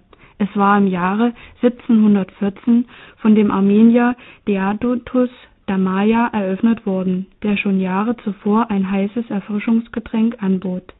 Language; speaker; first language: German; native; German